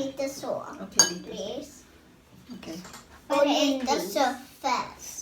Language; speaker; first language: Swedish; early bilingual, other home language; Thai